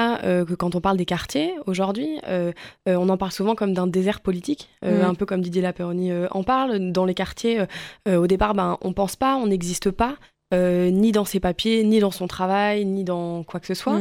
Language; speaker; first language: French; native; French